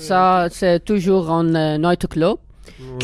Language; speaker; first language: French; non-native, learner; Arabic